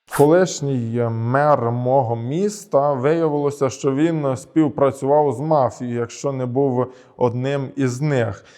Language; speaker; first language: Ukrainian; early bilingual, heritage; Ukrainian